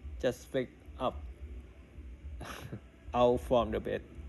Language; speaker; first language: English; non-native, learner; Thai